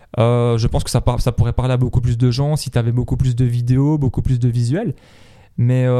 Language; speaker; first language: French; native; French